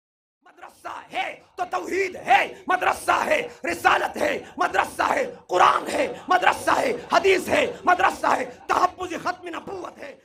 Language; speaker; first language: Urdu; non-native, local second language; Pashto